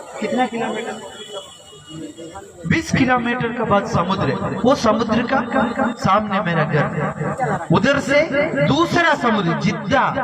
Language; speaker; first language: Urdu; non-native, local second language; Malayalam